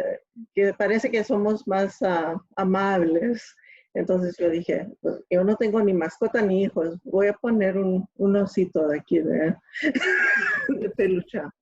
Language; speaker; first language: Spanish; early bilingual, other home language; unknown